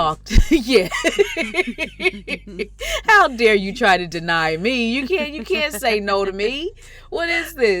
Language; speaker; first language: English; native; English